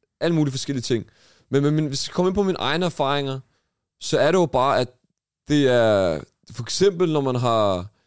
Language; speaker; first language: Danish; early bilingual, other home language; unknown